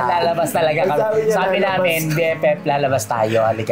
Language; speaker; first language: Filipino; native; Filipino